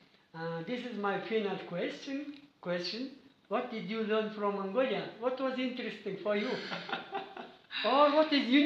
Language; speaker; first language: English; non-native, learner; Mongolian